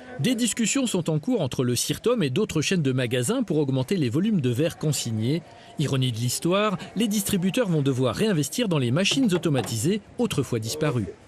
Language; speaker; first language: French; native; French